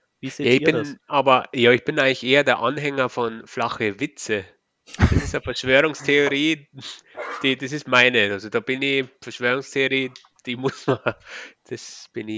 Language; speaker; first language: German; native; German